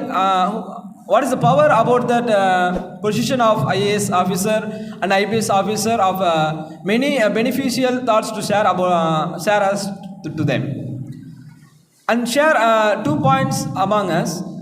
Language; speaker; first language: English; non-native, local second language; Tamil